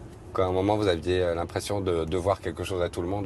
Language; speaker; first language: French; native; French